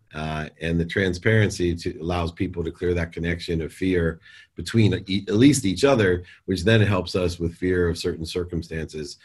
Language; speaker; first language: English; native; English